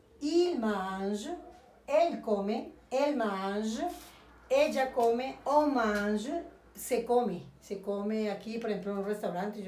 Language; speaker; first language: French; non-native, fluent; Spanish